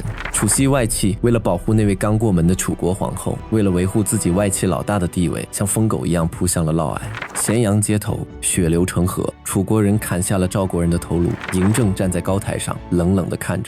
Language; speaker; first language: Chinese; native; Chinese